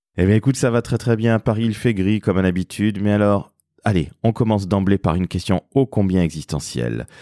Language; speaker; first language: French; native; French